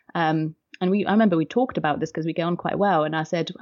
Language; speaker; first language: English; non-native, fluent; Polish